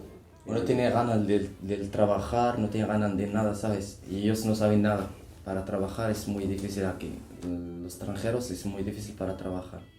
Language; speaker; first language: Spanish; non-native, learner; Arabic